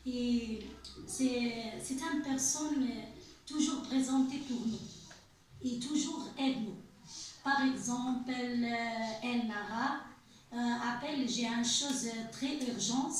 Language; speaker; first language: French; non-native, learner; Arabic